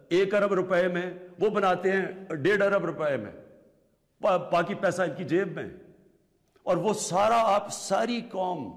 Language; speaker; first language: Urdu; native; Urdu